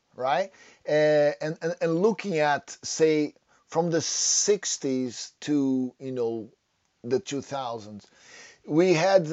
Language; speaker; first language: English; non-native, fluent; Portuguese